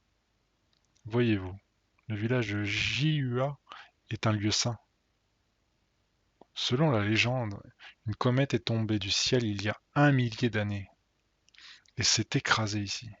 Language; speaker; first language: French; native; French